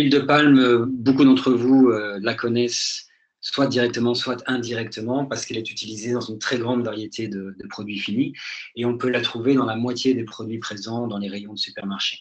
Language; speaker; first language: French; native; French